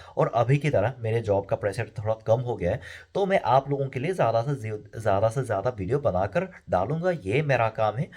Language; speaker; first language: Hindi; non-native, fluent; Korean